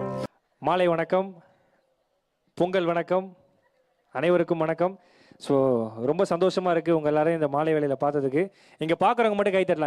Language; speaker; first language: Tamil; native; Tamil